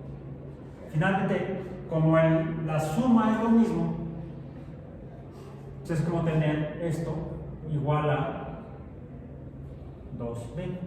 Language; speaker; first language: Spanish; native; Spanish